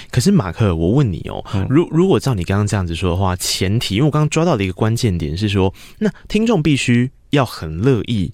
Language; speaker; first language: Chinese; non-native, local second language; Min Nan Chinese